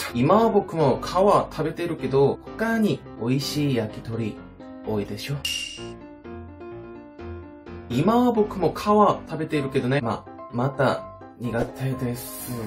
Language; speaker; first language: Japanese; non-native, fluent; Korean